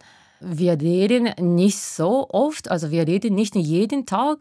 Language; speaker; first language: German; non-native, learner; Japanese